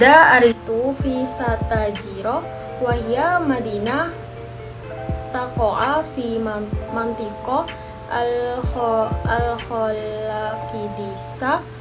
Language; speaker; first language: Arabic; non-native, learner; Indonesian